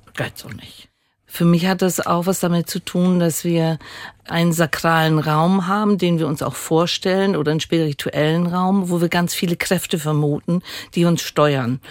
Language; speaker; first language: German; native; German